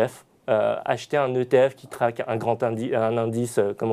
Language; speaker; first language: French; native; French